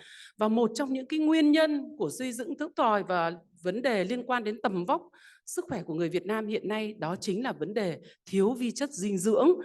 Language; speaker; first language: Vietnamese; native; Vietnamese